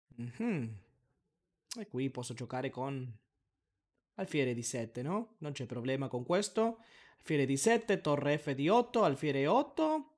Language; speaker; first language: Italian; non-native, learner; Spanish